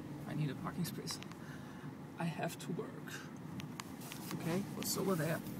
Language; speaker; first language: English; non-native, learner; German